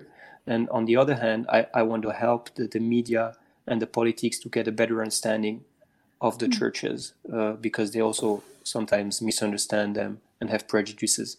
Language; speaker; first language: English; non-native, fluent; French